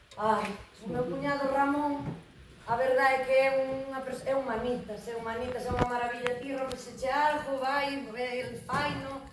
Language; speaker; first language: Galician; non-native, local second language; Spanish